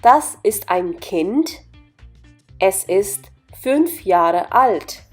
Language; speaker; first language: German; non-native, fluent; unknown